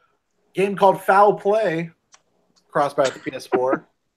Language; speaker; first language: English; native; English